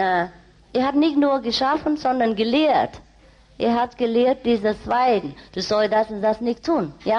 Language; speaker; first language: German; non-native, learner; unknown